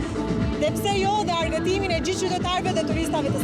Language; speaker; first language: Albanian; native; Albanian